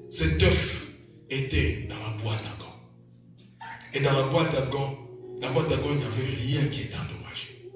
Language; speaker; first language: French; non-native, local second language; Lingala